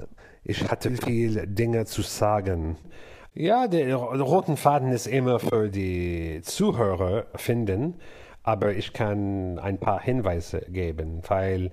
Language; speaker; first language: German; non-native, learner; English